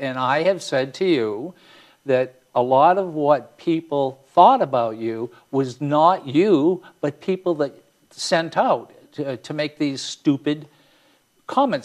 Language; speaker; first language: English; native; English